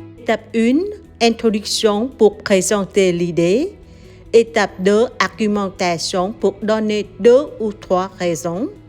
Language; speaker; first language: French; non-native, learner; Vietnamese